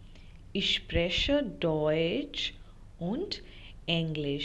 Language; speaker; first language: German; non-native, fluent; Hindi